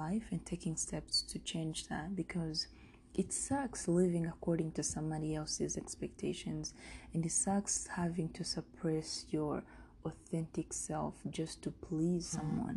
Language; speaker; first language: English; non-native, local second language; Kinyarwanda